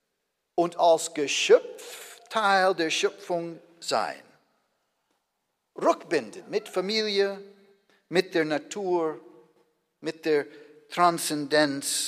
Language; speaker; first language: German; non-native, fluent; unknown